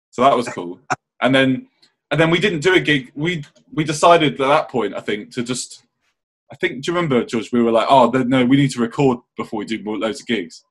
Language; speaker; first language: English; native; English